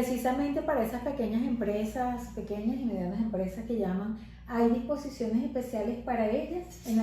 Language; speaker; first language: Spanish; native; Spanish